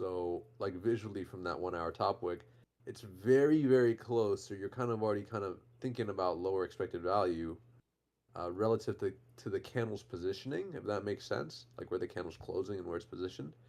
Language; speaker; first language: English; native; English